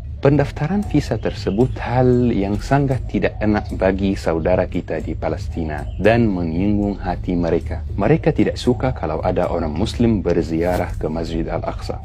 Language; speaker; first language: Malay; non-native, fluent; Arabic